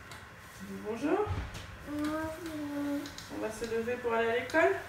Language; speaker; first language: French; native; French